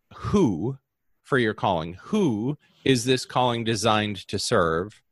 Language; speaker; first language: English; native; English